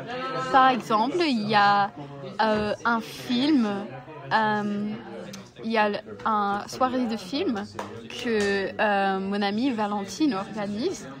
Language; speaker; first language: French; non-native, learner; English